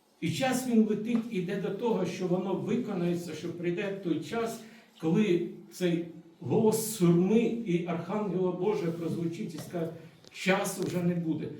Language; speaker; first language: Ukrainian; non-native, local second language; Russian